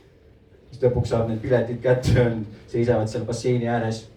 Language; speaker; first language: Estonian; native; Estonian